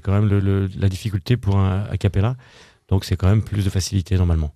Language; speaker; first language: French; native; French